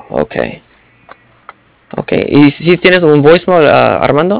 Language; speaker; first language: Spanish; non-native, local second language; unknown